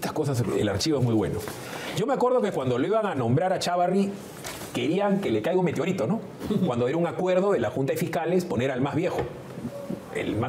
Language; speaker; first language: Spanish; native; Spanish